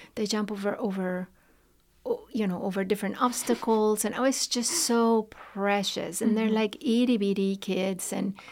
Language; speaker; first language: English; non-native, fluent; Spanish